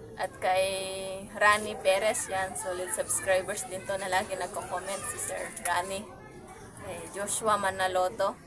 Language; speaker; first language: Filipino; non-native, local second language; Pampanga